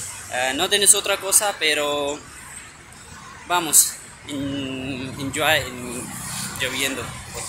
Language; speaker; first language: Spanish; non-native, learner; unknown